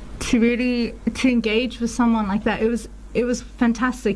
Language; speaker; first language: English; native; English